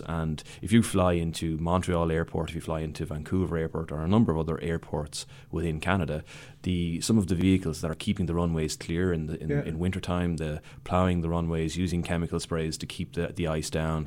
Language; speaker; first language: English; native; English